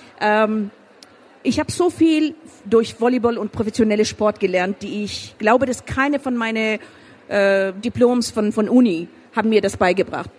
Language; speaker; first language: German; non-native, fluent; Persian